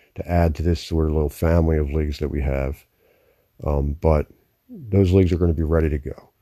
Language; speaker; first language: English; native; English